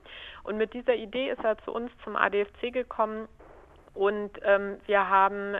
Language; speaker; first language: German; native; German